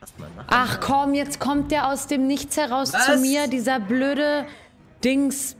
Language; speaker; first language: German; native; German